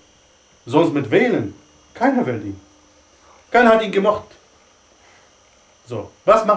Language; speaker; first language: German; non-native, fluent; Arabic